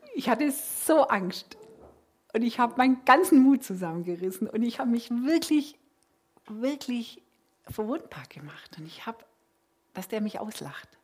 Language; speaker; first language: German; native; German